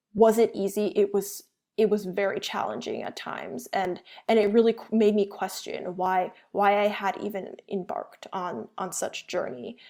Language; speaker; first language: English; early bilingual, other home language; Chinese